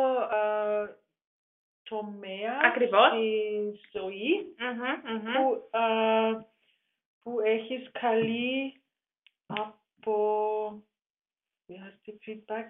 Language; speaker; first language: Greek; non-native, learner; German